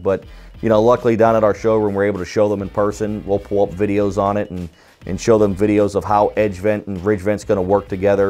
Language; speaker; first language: English; native; English